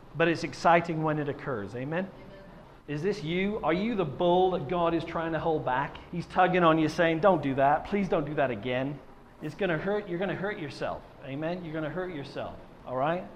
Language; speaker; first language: English; native; English